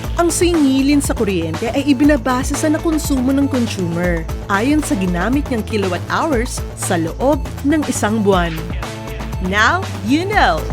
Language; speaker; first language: Filipino; native; Filipino